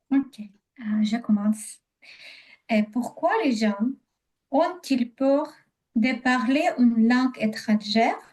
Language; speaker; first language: French; non-native, learner; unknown